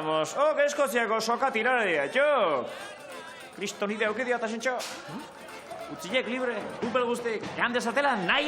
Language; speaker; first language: Basque; native; Basque